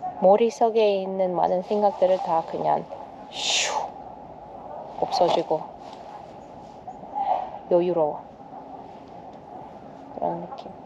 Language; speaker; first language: Korean; non-native, fluent; Russian